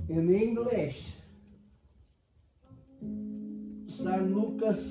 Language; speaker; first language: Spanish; non-native, learner; English